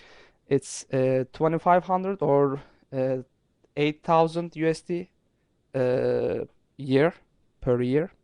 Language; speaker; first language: English; non-native, fluent; Turkish